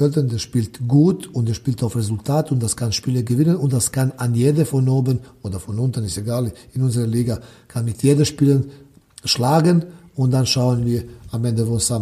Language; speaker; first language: German; non-native, learner; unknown